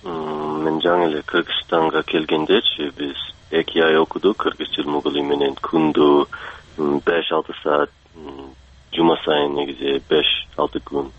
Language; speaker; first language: Kyrgyz; non-native, learner; English